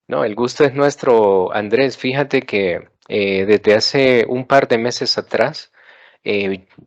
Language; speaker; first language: Spanish; native; Spanish